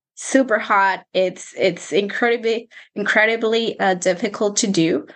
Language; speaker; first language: English; non-native, fluent; Spanish